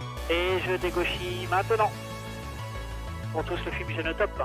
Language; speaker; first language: French; native; French